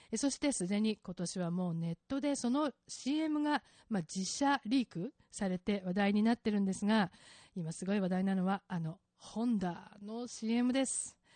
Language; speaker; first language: Japanese; native; Japanese